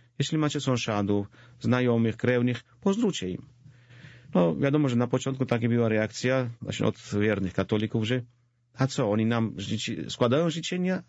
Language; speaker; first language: Polish; non-native, fluent; Georgian